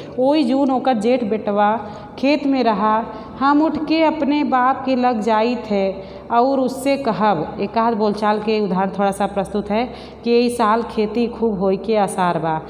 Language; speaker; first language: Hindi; native; Hindi